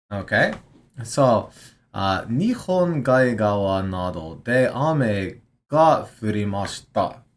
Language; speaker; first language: Japanese; non-native, learner; English